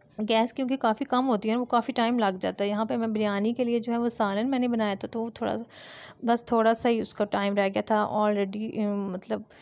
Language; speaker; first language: Hindi; native; Hindi